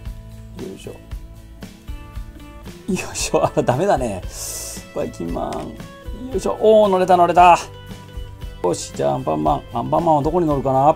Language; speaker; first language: Japanese; native; Japanese